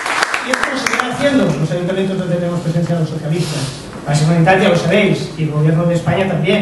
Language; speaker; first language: Spanish; native; Spanish